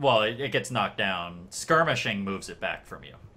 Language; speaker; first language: English; native; English